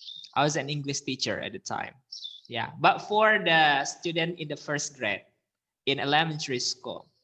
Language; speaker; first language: English; non-native, learner; Indonesian